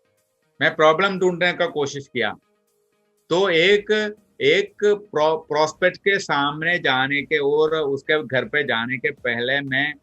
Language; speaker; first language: Hindi; non-native, local second language; Malayalam